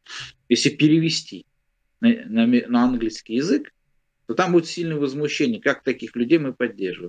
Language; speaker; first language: Russian; native; Russian